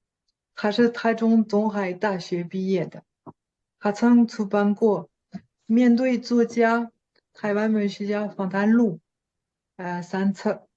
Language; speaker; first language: Chinese; non-native, fluent; French